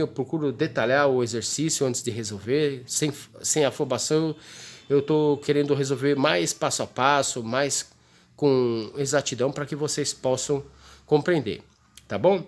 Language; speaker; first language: Portuguese; native; Portuguese